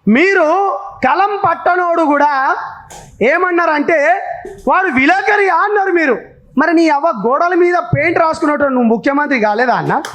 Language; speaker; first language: Telugu; non-native, local second language; Lambadi